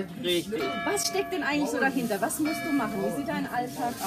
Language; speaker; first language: German; native; German